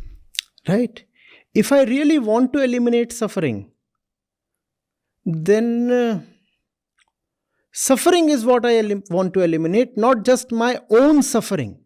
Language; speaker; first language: English; non-native, local second language; Hindi